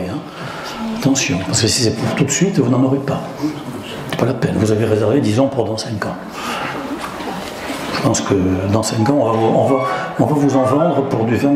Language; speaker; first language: French; native; French